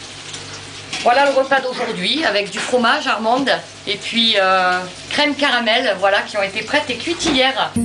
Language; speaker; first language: French; native; French